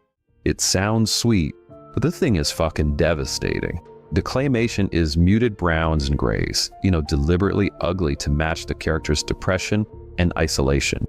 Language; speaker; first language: English; native; English